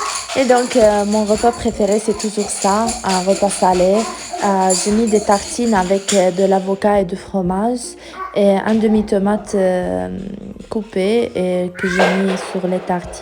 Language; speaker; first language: French; non-native, fluent; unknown